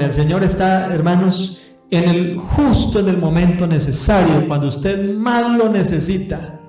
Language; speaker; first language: Spanish; native; Spanish